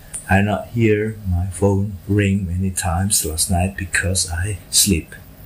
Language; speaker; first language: English; non-native, fluent; Indonesian